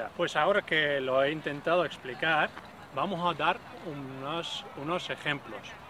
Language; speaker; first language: Spanish; non-native, fluent; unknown